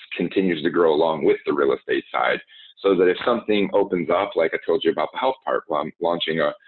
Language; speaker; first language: English; native; English